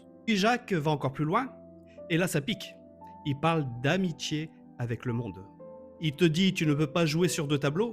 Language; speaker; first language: French; native; French